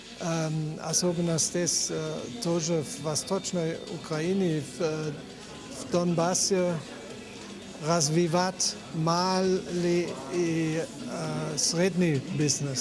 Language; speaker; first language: Russian; non-native, fluent; Polish